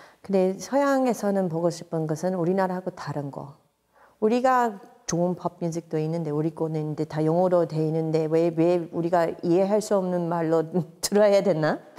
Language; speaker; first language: Korean; non-native, fluent; English